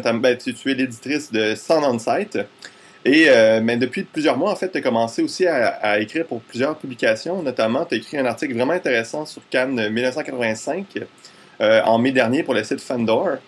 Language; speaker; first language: French; native; French